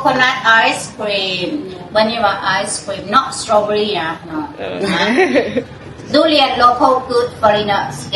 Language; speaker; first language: English; non-native, learner; Thai